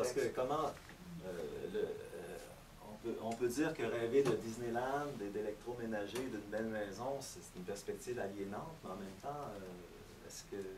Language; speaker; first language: French; native; French